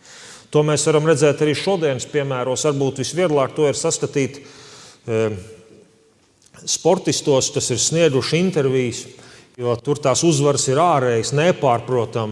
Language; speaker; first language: Latvian; native; Latvian